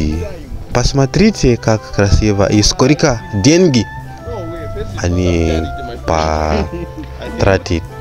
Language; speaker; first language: Russian; non-native, fluent; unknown